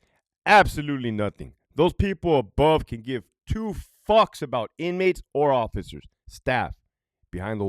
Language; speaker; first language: English; native; English